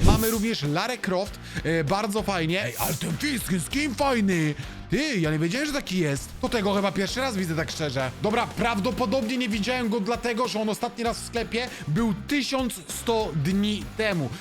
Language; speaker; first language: Polish; native; Polish